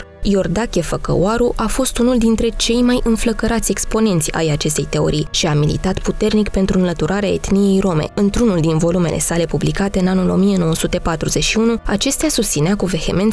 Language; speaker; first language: Romanian; native; Romanian